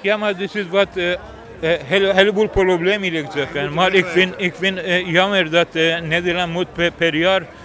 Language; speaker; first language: Dutch; non-native, learner; Persian